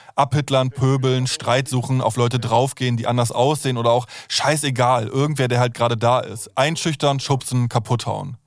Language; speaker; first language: German; native; German